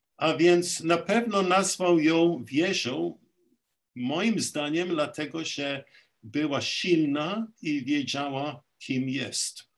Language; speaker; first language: Polish; early bilingual, heritage; Polish